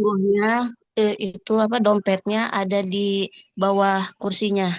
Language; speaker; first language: Indonesian; native; Indonesian